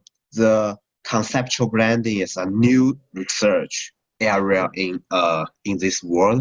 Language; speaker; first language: English; non-native, learner; Chinese